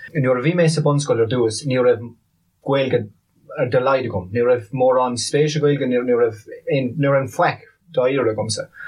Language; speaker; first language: Irish; non-native, local second language; English